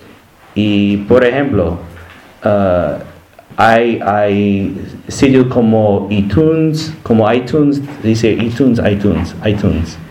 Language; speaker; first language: Spanish; non-native, learner; English